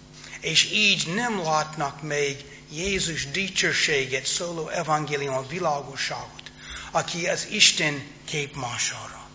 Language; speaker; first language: Hungarian; non-native, fluent; English